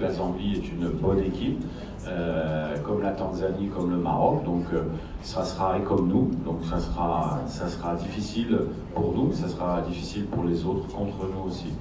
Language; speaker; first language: French; native; French